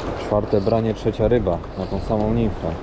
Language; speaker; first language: Polish; native; Polish